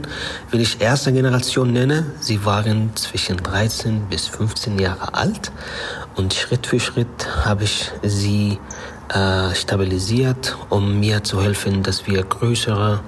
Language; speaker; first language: German; non-native, fluent; Arabic